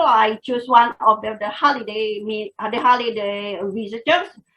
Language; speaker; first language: English; non-native, fluent; Indonesian